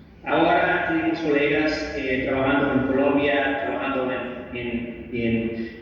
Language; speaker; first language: Spanish; non-native, fluent; English